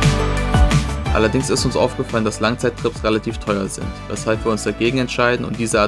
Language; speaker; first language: German; native; German